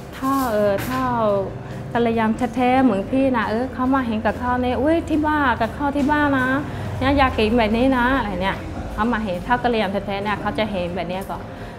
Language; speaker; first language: Thai; non-native, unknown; Karen languages